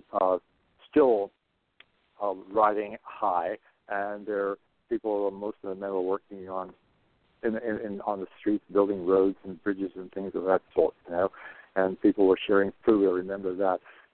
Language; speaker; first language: English; native; English